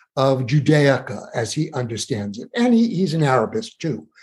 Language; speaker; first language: English; native; English